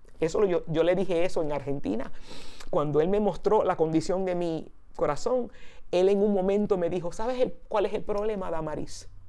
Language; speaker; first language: Spanish; early bilingual, heritage; Spanish